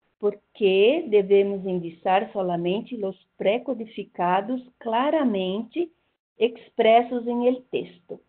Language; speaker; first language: Spanish; non-native, fluent; Portuguese